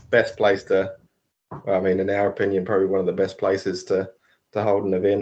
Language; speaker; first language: English; native; English